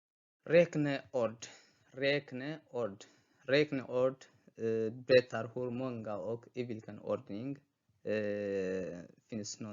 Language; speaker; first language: Swedish; non-native, fluent; Tigrinya